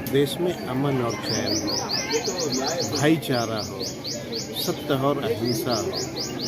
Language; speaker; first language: Hindi; native; Hindi